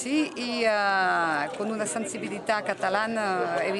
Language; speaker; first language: Catalan; non-native, learner; French